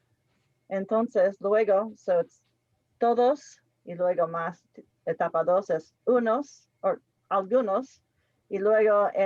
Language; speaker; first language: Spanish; non-native, fluent; English